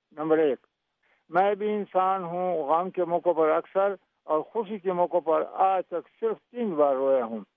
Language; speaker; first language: Urdu; non-native, local second language; Pashto